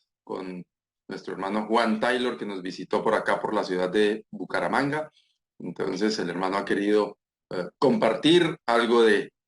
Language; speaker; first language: Spanish; native; Spanish